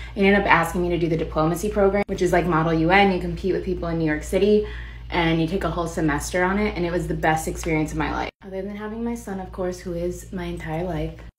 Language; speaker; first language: English; native; English